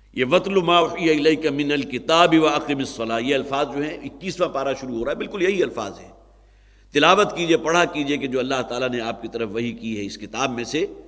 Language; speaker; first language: Urdu; native; Urdu